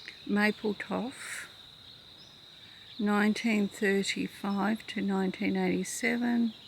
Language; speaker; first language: English; native; English